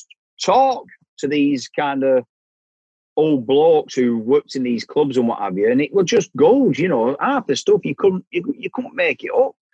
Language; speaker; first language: English; native; English